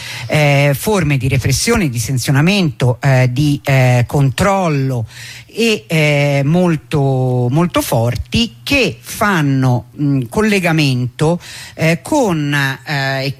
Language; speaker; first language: Italian; native; Italian